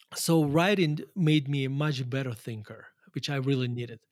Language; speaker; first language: English; non-native, fluent; Russian